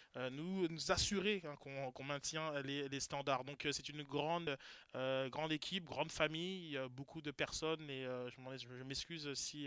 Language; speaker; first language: French; native; French